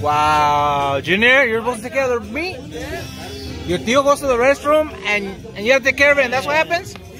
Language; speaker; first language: English; early bilingual, other home language; Spanish